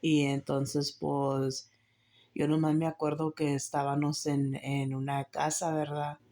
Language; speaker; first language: Spanish; early bilingual, heritage; Spanish